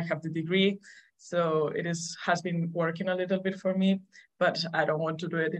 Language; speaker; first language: English; non-native, fluent; Spanish